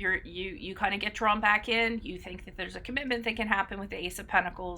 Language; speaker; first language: English; native; English